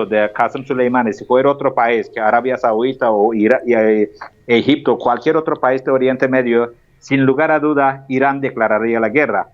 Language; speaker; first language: Spanish; non-native, fluent; Turkish